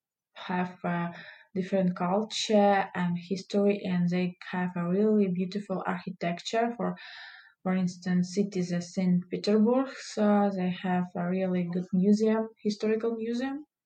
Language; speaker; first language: English; non-native, learner; Russian